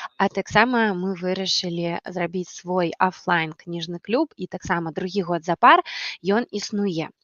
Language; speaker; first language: Belarusian; non-native, local second language; Russian